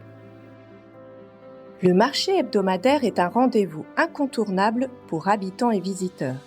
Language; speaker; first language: French; native; French